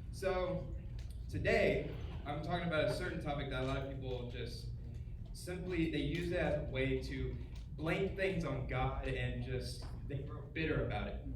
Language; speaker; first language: English; native; English